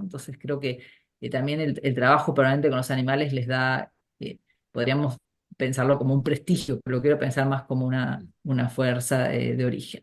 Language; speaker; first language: Spanish; native; Spanish